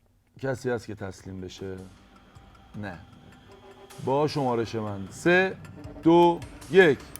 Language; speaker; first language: Persian; native; Persian